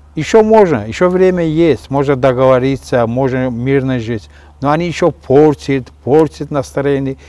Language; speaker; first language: Russian; non-native, local second language; Azerbaijani